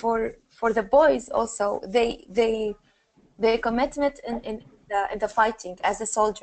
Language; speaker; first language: English; non-native, learner; Arabic